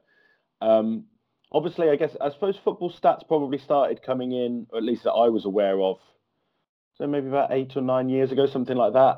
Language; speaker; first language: English; native; English